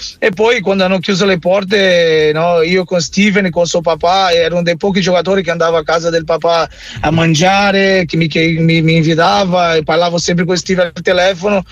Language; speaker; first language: Italian; non-native, fluent; Portuguese